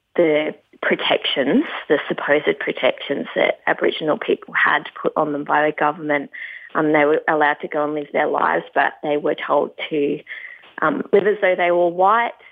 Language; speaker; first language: English; native; English